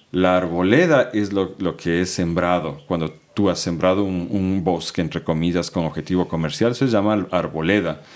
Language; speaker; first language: Spanish; native; Spanish